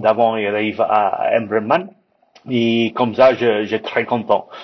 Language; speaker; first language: French; non-native, learner; English